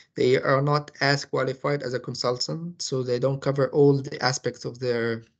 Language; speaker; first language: English; non-native, fluent; Arabic